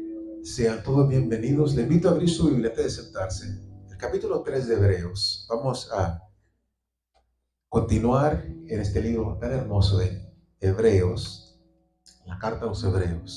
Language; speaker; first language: Spanish; native; Spanish